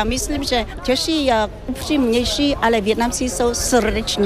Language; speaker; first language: Czech; non-native, fluent; Vietnamese